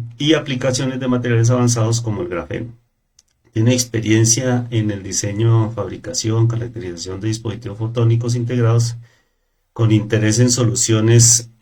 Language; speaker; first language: Spanish; native; Spanish